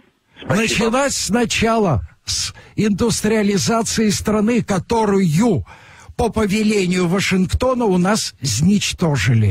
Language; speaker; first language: Russian; native; Russian